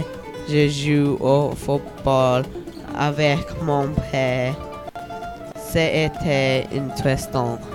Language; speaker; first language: French; non-native, learner; English